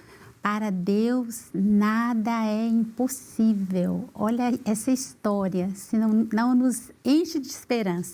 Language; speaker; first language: Portuguese; native; Portuguese